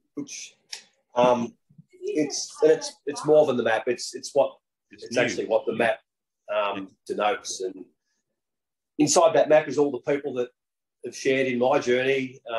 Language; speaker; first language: English; native; English